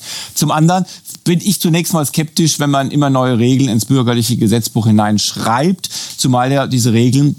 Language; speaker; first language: German; native; German